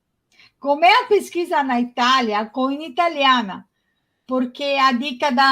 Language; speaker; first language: Portuguese; non-native, fluent; Italian